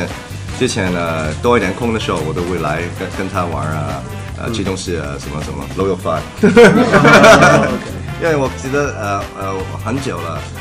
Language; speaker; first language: Chinese; non-native, local second language; Cantonese